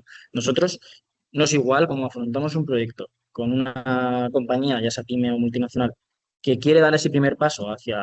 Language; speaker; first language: Spanish; native; Spanish